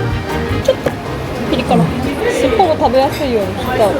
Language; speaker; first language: Japanese; native; Japanese